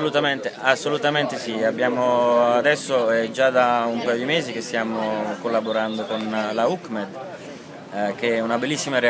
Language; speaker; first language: Italian; native; Italian